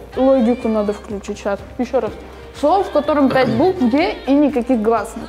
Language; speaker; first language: Russian; native; Russian